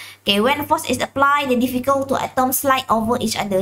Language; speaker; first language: English; non-native, local second language; Malay